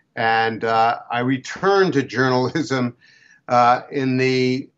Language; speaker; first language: English; native; English